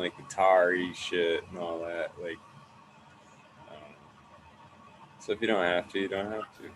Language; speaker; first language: English; native; English